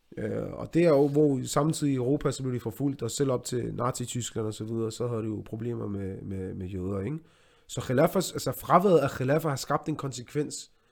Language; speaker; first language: Danish; early bilingual, other home language; Arabic